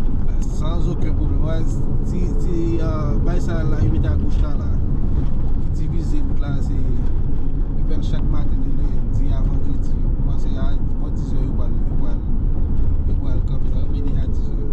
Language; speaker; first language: French; non-native, learner; Haitian Creole